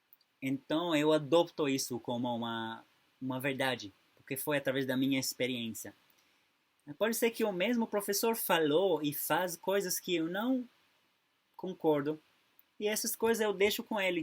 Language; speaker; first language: Portuguese; non-native, fluent; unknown